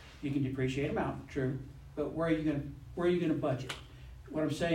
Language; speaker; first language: English; native; English